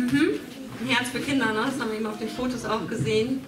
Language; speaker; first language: German; native; German